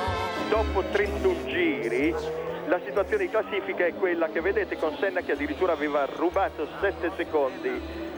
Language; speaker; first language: Italian; native; Italian